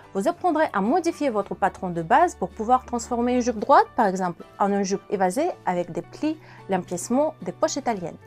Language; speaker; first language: French; non-native, fluent; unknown